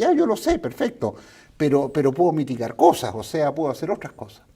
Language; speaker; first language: Spanish; native; Spanish